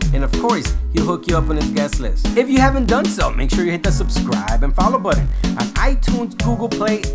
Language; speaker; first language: English; early bilingual, other home language; Spanish